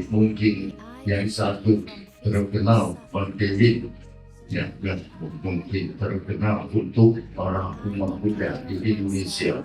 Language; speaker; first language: Indonesian; non-native, learner; Thai